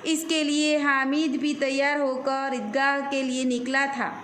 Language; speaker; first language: Hindi; non-native, local second language; Gujarati